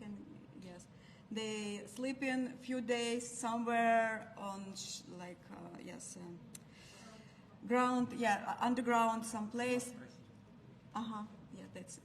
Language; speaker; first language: English; non-native, learner; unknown